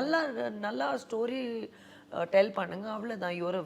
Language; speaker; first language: Tamil; non-native, learner; Hindi